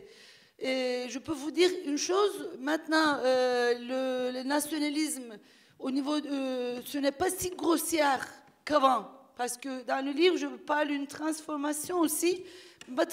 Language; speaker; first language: French; non-native, fluent; Turkish